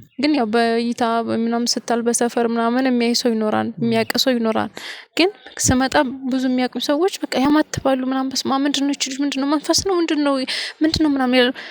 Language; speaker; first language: Amharic; native; Amharic